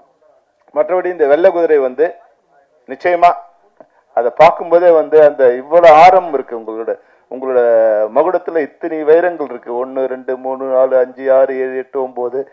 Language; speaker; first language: Tamil; native; Tamil